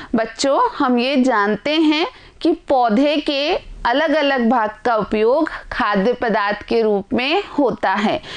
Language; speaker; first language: Hindi; native; Hindi